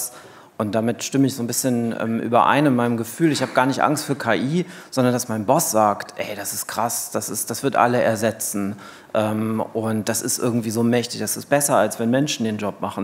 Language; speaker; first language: German; native; German